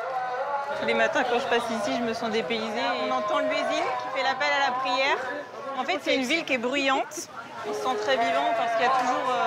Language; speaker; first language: French; native; French